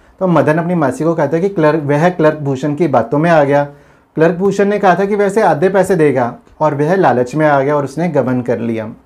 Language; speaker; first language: Hindi; non-native, local second language; Punjabi